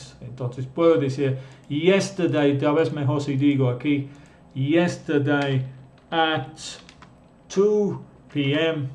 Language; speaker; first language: Spanish; non-native, fluent; English